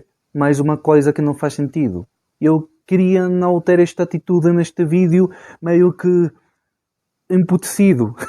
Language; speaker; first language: Portuguese; non-native, fluent; Spanish